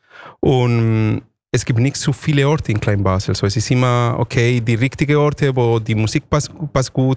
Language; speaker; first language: German; non-native, fluent; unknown